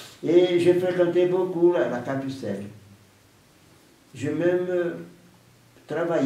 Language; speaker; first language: French; non-native, fluent; Portuguese